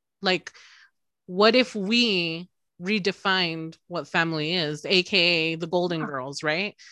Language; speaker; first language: English; early bilingual, other home language; Spanish